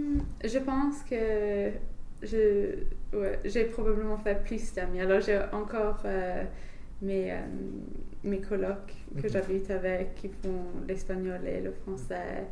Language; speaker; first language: French; non-native, fluent; English